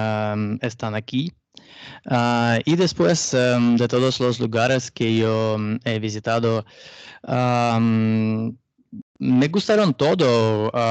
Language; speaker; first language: Spanish; non-native, learner; Russian